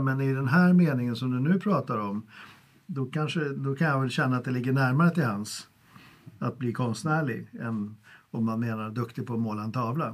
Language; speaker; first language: Swedish; native; Swedish